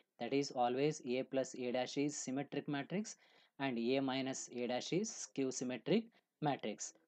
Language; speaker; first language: English; non-native, local second language; Kannada